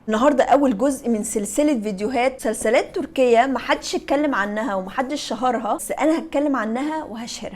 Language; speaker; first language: Arabic; native; Arabic